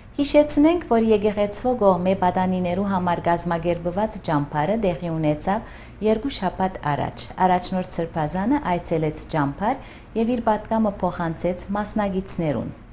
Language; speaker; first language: Armenian; early bilingual, heritage; Armenian